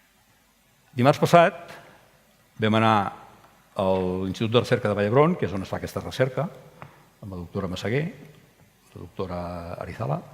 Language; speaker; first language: Catalan; native; Catalan